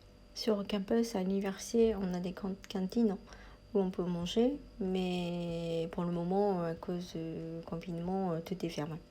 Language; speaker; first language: French; non-native, fluent; Japanese